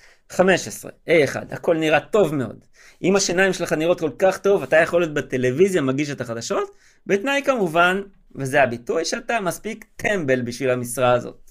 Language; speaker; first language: Hebrew; native; Hebrew